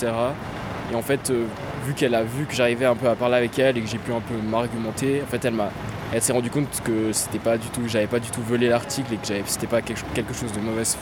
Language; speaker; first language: French; early bilingual, other home language; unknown